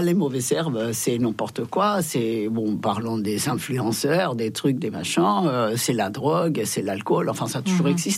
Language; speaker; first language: French; non-native, fluent; Spanish